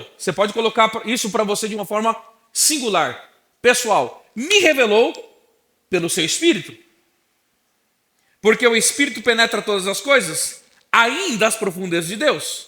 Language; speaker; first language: Portuguese; native; Portuguese